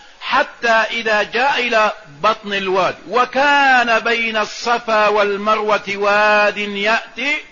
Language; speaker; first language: Arabic; native; Arabic